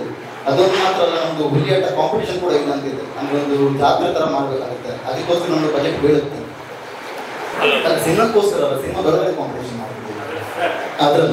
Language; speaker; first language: Kannada; non-native, local second language; Konkani